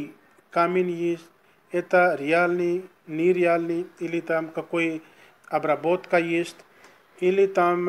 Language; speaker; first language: Russian; non-native, learner; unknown